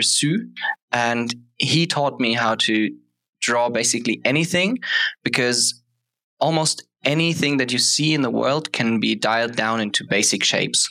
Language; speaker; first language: English; non-native, fluent; German